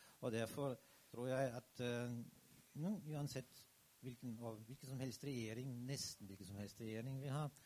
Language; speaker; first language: Norwegian; non-native, fluent; German